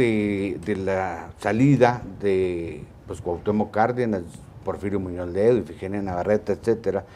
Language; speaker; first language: Spanish; native; Spanish